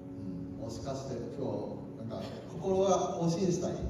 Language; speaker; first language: Japanese; non-native, learner; Cantonese